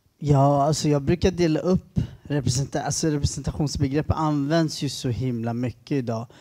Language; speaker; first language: Swedish; early bilingual, other home language; Tigrinya